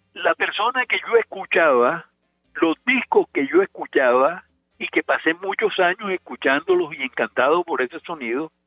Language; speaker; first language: Spanish; native; Spanish